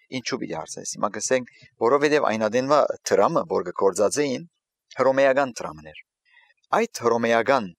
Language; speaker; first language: Armenian; early bilingual, heritage; Armenian